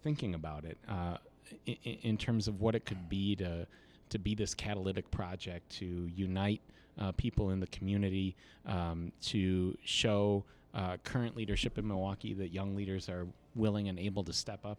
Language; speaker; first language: English; native; English